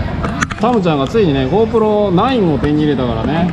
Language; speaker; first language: Japanese; native; Japanese